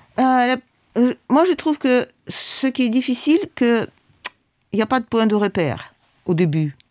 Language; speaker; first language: French; non-native, fluent; Russian